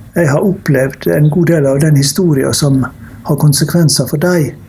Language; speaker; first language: Norwegian; native; Norwegian